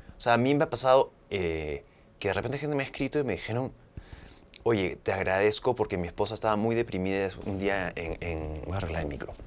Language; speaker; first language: Spanish; native; Spanish